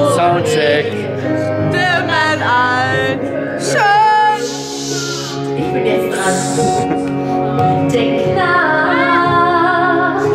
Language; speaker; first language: German; native; German